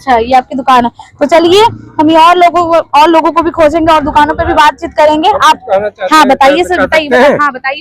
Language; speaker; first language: Hindi; native; Hindi